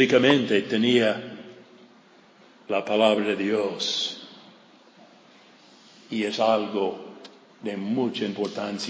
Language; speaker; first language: Spanish; non-native, fluent; English